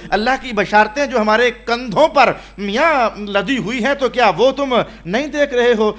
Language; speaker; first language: Urdu; non-native, local second language; Punjabi